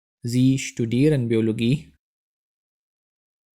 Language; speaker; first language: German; non-native, fluent; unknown